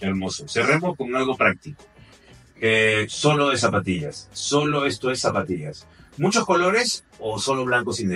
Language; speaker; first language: Spanish; native; Spanish